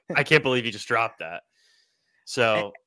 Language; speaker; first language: English; native; English